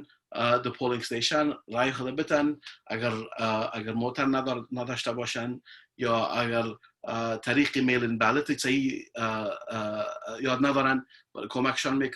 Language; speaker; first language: Persian; early bilingual, heritage; Persian